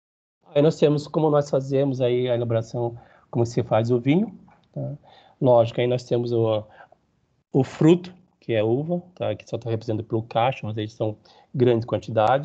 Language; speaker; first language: Portuguese; native; Portuguese